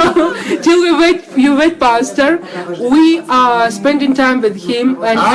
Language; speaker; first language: English; non-native, learner; Russian